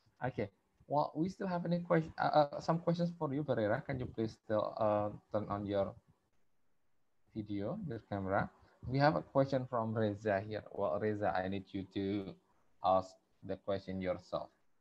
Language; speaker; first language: English; non-native, fluent; Indonesian